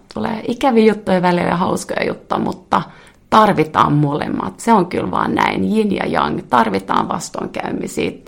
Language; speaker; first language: Finnish; non-native, local second language; Swedish